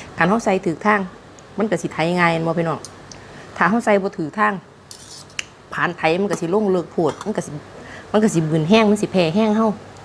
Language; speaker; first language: Thai; native; Thai